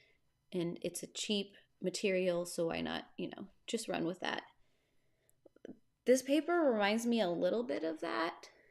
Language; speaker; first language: English; native; English